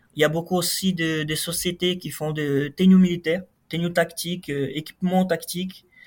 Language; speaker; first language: French; non-native, fluent; Portuguese